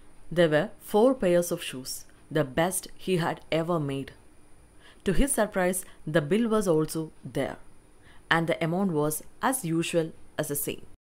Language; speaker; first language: English; non-native, local second language; Malayalam